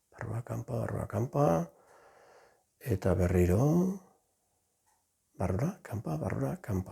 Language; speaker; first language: Basque; native; Basque